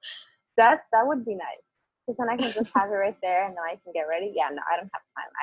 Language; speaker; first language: English; early bilingual, other home language; Spanish